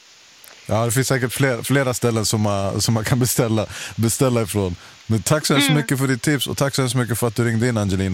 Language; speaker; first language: Swedish; native; Swedish